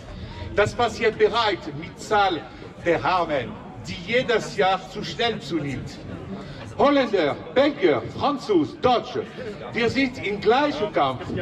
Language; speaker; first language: German; non-native, learner; French